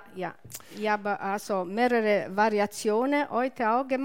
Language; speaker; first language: German; non-native, learner; Italian